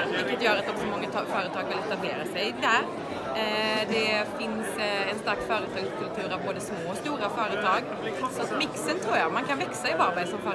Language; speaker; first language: Swedish; native; Swedish